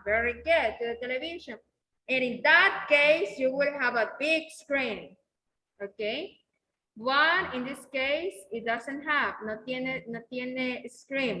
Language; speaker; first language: English; non-native, fluent; Spanish